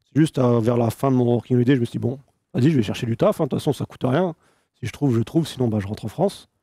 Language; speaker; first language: French; native; French